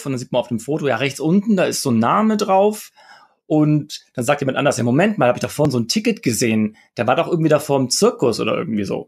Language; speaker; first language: German; native; German